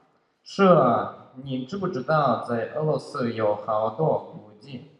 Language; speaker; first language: Chinese; non-native, learner; Russian